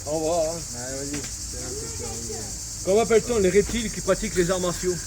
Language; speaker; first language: French; native; French